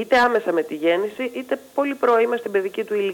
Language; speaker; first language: Greek; native; Greek